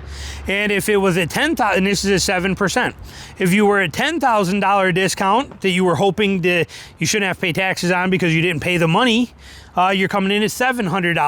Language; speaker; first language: English; native; English